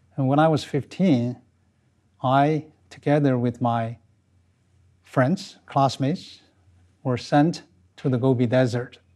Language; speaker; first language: English; non-native, fluent; Chinese